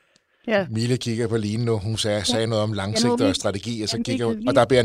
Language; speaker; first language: Danish; native; Danish